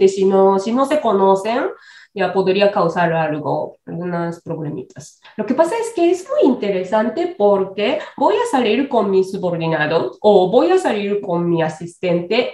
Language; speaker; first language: Spanish; non-native, fluent; Japanese